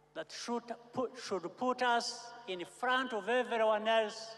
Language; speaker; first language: English; non-native, local second language; Kinyarwanda